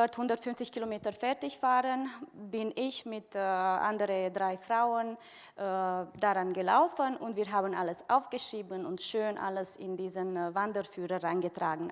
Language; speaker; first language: German; non-native, fluent; Romanian